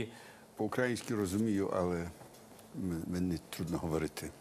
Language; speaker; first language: Ukrainian; non-native, learner; Polish